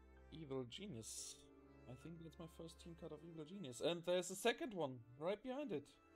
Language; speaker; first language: English; non-native, fluent; German